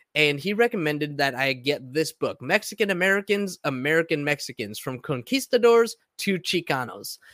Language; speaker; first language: English; early bilingual, other home language; Spanish